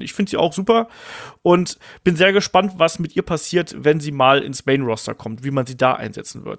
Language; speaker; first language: German; native; German